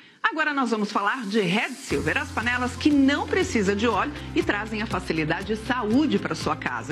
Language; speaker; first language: Portuguese; native; Portuguese